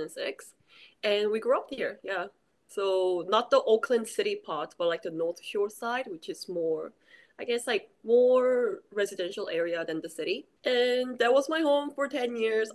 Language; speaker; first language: English; early bilingual, other home language; Korean